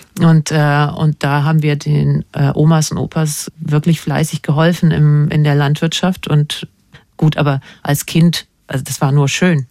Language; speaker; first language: German; non-native, fluent; Latvian